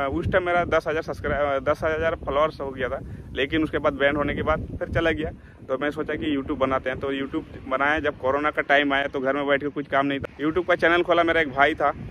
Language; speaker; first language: Hindi; non-native, local second language; Bangla